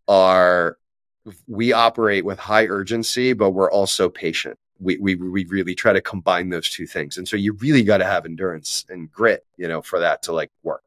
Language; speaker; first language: English; native; English